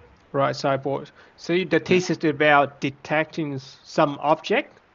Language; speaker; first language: English; non-native, fluent; Vietnamese